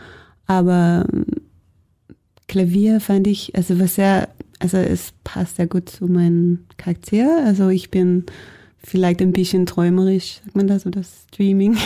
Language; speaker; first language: German; non-native, fluent; Danish